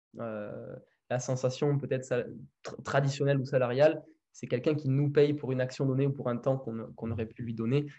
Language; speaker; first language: French; native; French